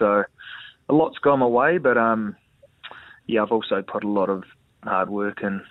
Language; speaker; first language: English; native; English